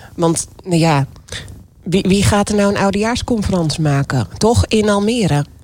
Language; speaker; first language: Dutch; native; Dutch